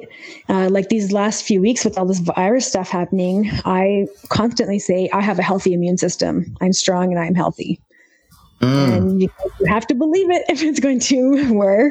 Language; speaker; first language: English; native; English